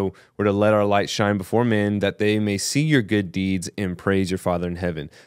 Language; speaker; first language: English; native; English